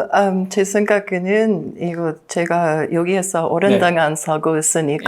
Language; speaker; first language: Korean; non-native, learner; English